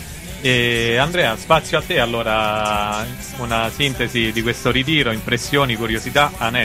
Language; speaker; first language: Italian; native; Italian